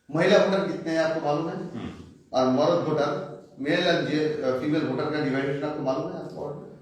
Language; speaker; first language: Hindi; non-native, local second language; Bangla